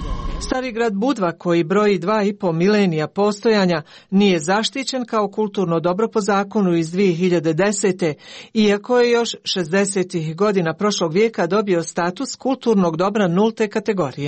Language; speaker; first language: Croatian; native; Croatian